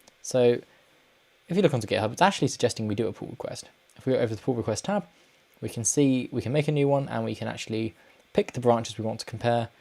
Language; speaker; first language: English; native; English